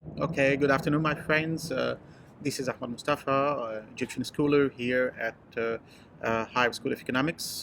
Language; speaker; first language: English; non-native, fluent; Arabic